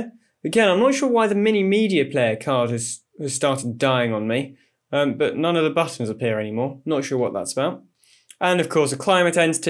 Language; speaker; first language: English; native; English